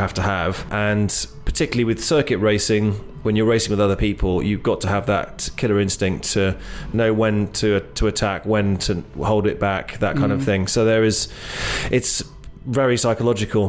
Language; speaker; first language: English; native; English